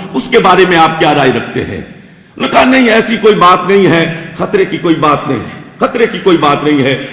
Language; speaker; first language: Urdu; non-native, local second language; Punjabi